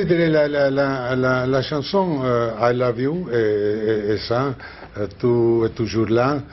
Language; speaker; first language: French; non-native, learner; Spanish